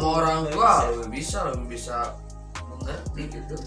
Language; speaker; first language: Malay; non-native, local second language; Sundanese